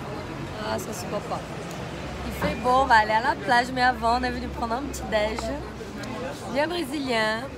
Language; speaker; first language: French; non-native, fluent; Portuguese